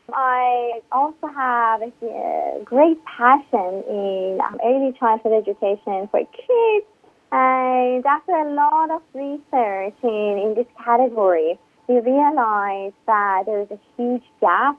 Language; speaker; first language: English; non-native, fluent; Persian